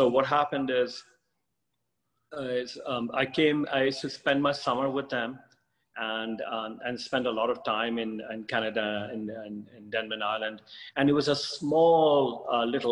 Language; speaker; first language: English; non-native, local second language; Bangla